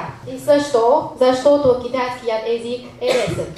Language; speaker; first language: Bulgarian; non-native, learner; Chinese